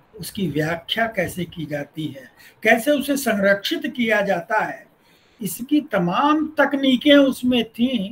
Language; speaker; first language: Hindi; native; Hindi